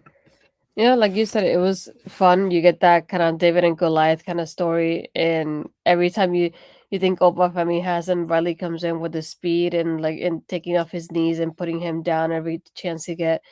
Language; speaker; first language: English; native; English